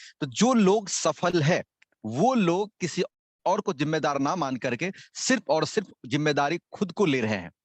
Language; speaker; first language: Hindi; native; Hindi